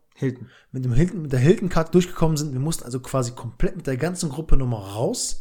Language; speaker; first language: German; early bilingual, other home language; Albanian